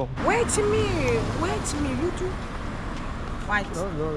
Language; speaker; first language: English; non-native, learner; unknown